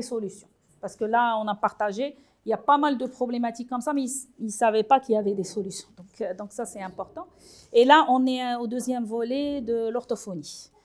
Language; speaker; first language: French; non-native, local second language; Arabic